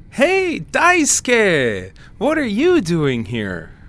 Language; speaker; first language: English; native; English